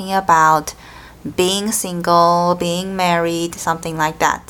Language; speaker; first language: English; non-native, fluent; Chinese